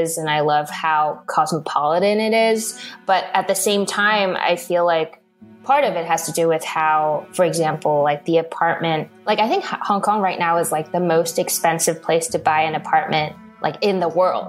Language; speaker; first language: English; non-native, local second language; Cantonese